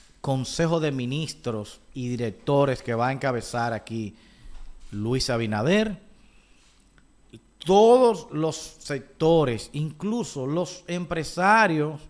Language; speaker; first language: Spanish; native; Spanish